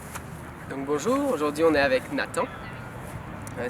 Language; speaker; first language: French; native; French